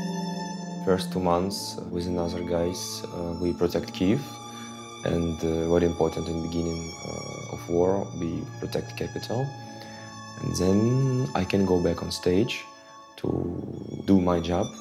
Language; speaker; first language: English; non-native, learner; Ukrainian